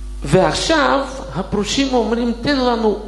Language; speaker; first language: Hebrew; non-native, fluent; Russian